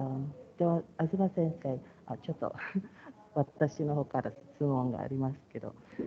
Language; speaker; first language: Japanese; non-native, fluent; Indonesian